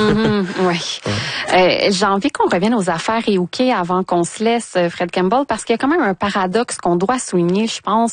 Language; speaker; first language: French; native; French